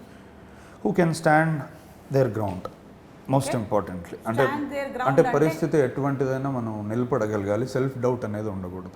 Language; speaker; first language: Telugu; native; Telugu